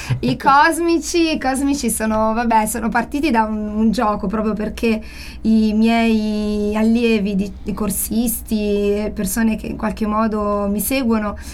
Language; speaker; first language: Italian; native; Italian